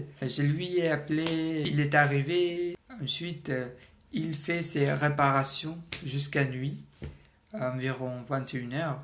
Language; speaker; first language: French; non-native, learner; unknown